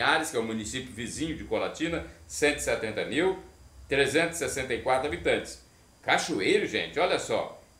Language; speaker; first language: Portuguese; native; Portuguese